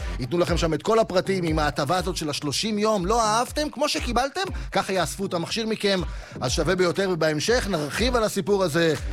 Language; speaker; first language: Hebrew; native; Hebrew